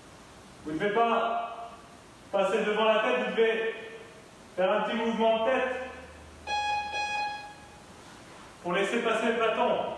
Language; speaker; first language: French; native; French